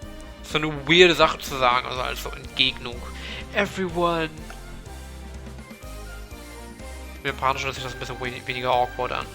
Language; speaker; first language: German; native; German